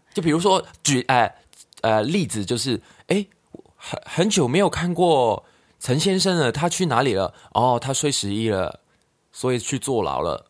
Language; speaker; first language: Chinese; non-native, local second language; Cantonese